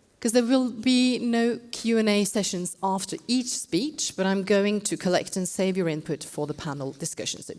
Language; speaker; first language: English; non-native, fluent; Norwegian